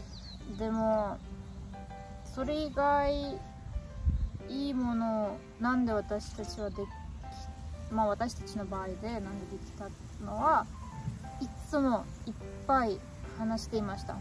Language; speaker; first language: Japanese; non-native, learner; German